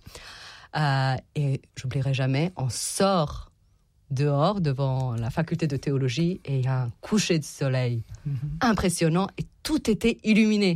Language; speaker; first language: French; non-native, fluent; Serbian